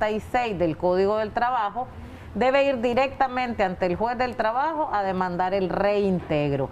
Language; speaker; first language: Spanish; native; Spanish